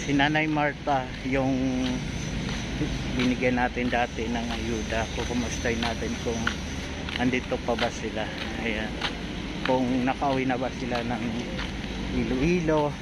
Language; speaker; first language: Filipino; native; Filipino